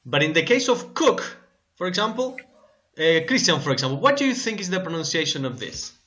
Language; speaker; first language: English; non-native, fluent; Spanish